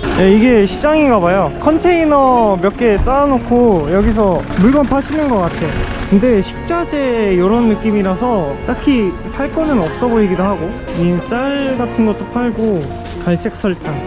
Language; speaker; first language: Korean; native; Korean